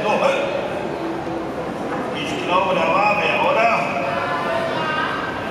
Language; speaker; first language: German; native; German